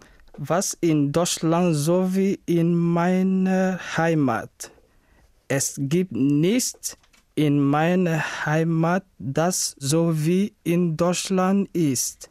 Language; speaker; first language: German; non-native, learner; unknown